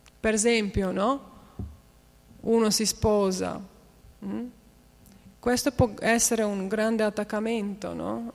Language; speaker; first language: Italian; non-native, fluent; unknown